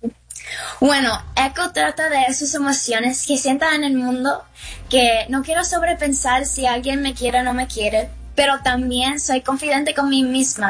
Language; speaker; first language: Spanish; early bilingual, heritage; Spanish